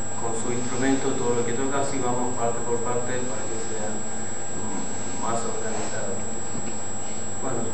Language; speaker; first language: Spanish; non-native, fluent; Armenian